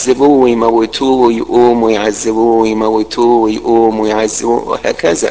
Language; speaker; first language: Arabic; native; Arabic